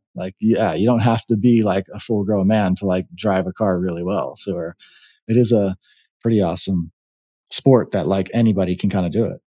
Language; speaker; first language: English; native; English